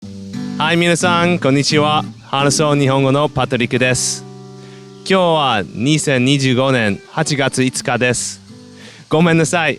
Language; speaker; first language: Japanese; non-native, fluent; English